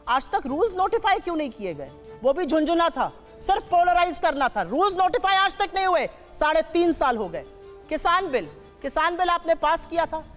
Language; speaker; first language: Hindi; native; Hindi